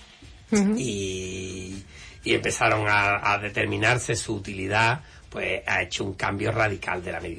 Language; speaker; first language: Spanish; native; Spanish